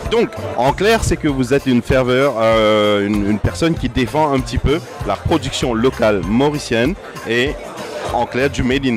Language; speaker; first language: French; non-native, local second language; Morisyen